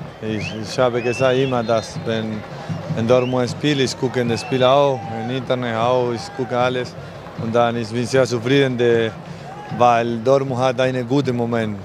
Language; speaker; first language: German; non-native, learner; Spanish